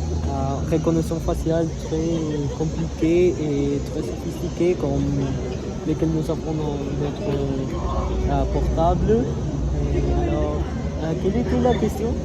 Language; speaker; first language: French; non-native, learner; Spanish